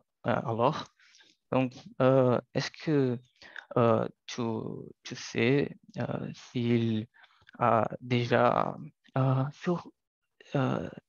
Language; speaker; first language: French; non-native, learner; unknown